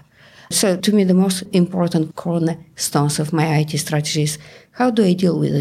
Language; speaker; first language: English; non-native, fluent; Bulgarian